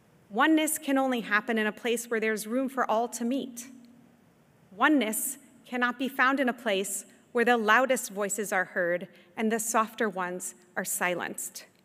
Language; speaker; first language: English; native; English